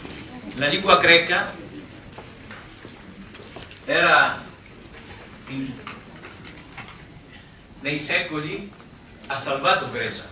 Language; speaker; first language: Italian; non-native, learner; Greek